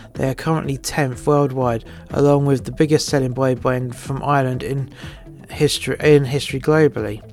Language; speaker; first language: English; native; English